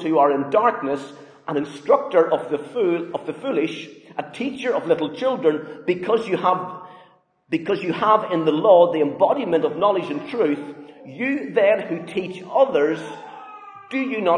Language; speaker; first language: English; native; English